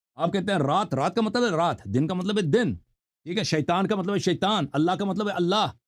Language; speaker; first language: Urdu; non-native, fluent; Persian